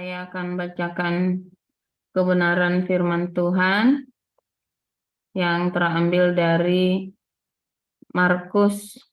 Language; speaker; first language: Indonesian; native; Indonesian